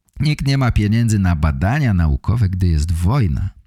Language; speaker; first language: Polish; native; Polish